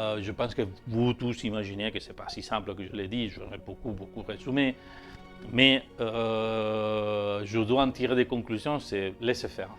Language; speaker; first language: French; native; French